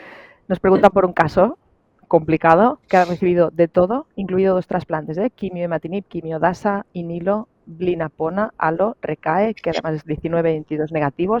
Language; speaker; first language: Spanish; native; Spanish